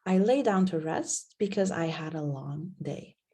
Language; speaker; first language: English; non-native, fluent; Slovenian